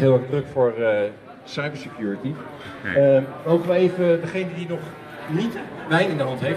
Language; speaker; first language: Dutch; native; Dutch